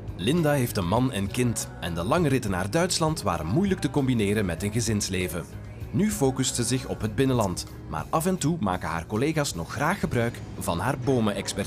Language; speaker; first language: Dutch; native; Dutch